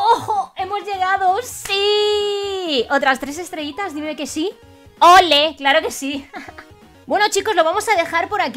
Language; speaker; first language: Spanish; native; Spanish